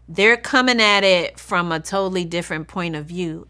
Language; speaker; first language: English; native; English